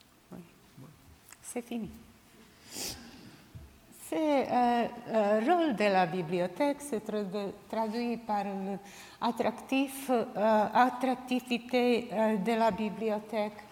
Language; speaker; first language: French; non-native, learner; Serbian